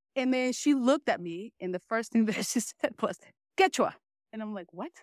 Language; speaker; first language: English; early bilingual, other home language; Spanish